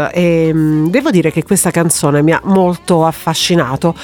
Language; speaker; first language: Italian; native; Italian